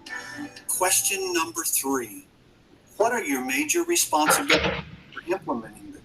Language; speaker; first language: English; native; English